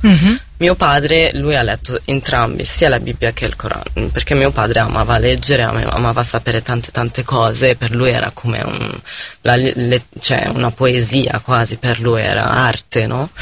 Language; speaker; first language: Italian; non-native, fluent; Arabic